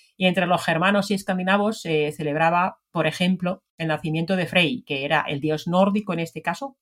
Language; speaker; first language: Spanish; non-native, fluent; Finnish